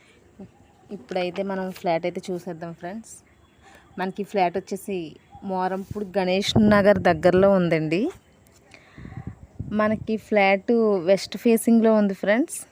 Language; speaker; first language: Telugu; native; Telugu